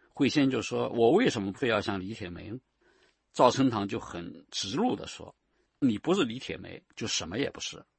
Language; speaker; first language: Chinese; native; Chinese